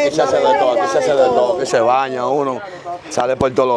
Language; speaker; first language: Spanish; native; Spanish